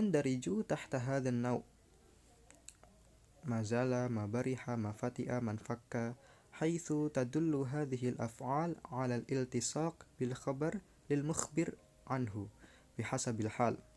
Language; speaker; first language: Arabic; non-native, learner; Indonesian